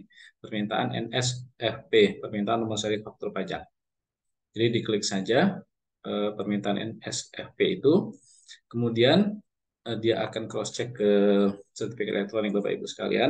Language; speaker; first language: Indonesian; native; Indonesian